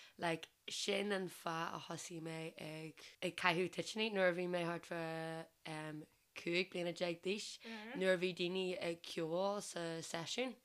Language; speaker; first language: Irish; non-native, local second language; English